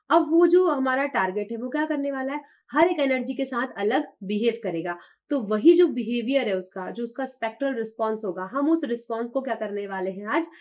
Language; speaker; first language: Hindi; native; Hindi